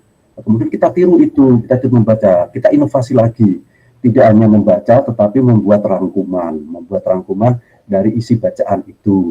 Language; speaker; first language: Indonesian; native; Indonesian